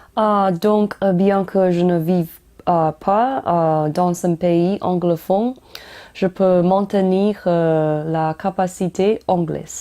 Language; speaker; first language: French; non-native, learner; Chinese